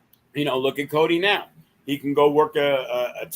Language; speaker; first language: English; native; English